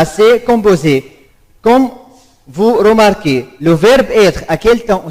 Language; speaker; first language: French; non-native, fluent; Arabic